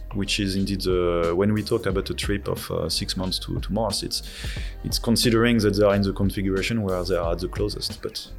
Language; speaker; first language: English; non-native, fluent; French